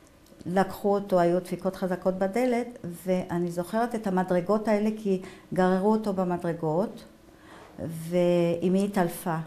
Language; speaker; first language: Hebrew; non-native, fluent; German